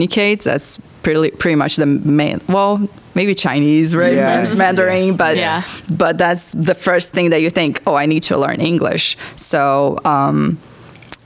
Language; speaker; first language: English; non-native, fluent; Portuguese